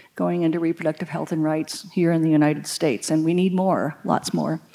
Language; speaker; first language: English; native; English